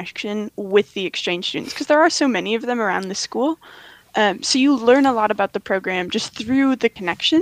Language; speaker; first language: English; native; English